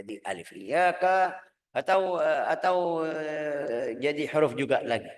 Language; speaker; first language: Indonesian; non-native, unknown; Arabic